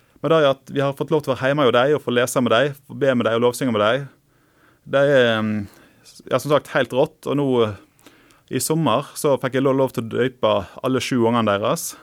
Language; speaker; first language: Norwegian; native; Norwegian